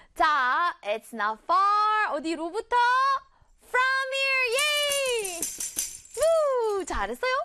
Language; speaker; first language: Korean; native; Korean